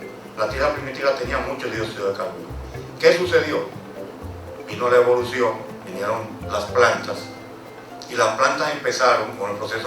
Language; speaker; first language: Spanish; native; Spanish